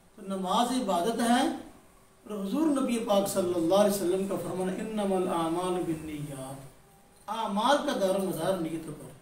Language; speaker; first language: Urdu; non-native, local second language; Punjabi